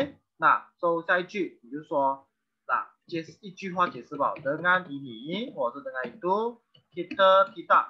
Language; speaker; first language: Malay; non-native, local second language; Chinese